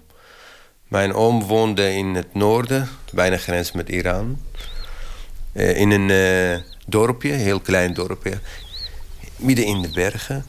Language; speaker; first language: Dutch; non-native, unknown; Kurdish